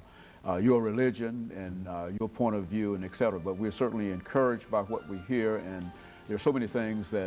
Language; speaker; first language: English; native; English